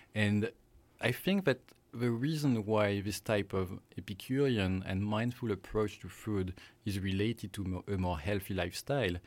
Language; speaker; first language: English; non-native, fluent; French